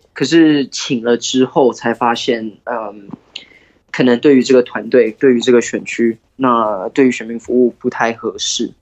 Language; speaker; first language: Chinese; early bilingual, heritage; Chinese